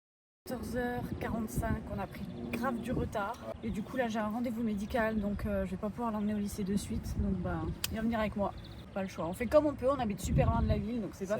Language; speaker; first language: French; native; French